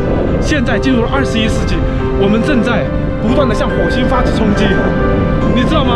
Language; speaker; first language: Chinese; native; Chinese